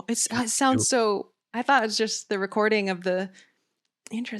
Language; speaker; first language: English; native; English